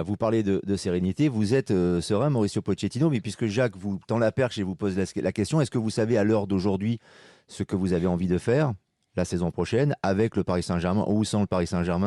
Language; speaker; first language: French; native; French